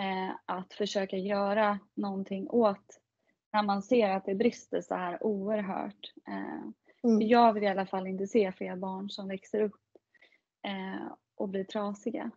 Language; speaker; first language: Swedish; native; Swedish